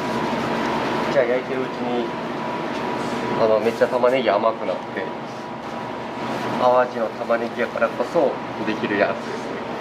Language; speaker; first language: Japanese; native; Japanese